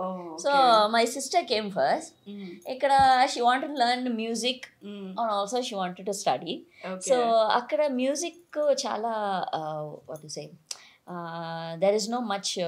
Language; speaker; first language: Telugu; non-native, learner; Malayalam